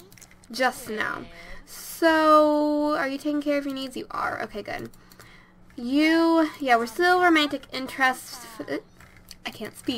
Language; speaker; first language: English; native; English